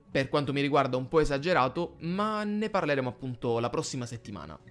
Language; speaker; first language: Italian; native; Italian